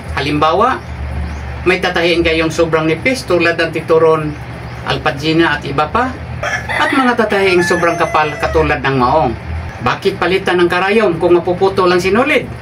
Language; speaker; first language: Filipino; non-native, local second language; Cebuano